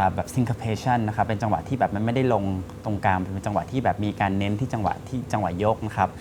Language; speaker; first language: Thai; native; Thai